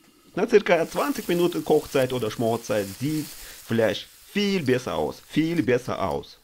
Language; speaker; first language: German; non-native, fluent; Russian